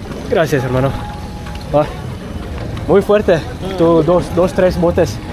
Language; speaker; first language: Spanish; non-native, learner; English